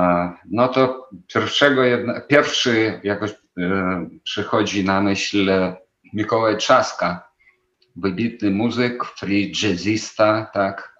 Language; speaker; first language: Polish; non-native, fluent; Ukrainian